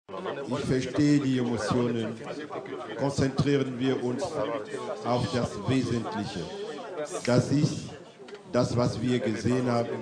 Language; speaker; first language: German; non-native, fluent; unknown